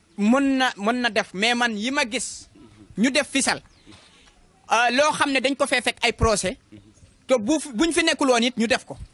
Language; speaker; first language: Wolof; non-native, local second language; Serer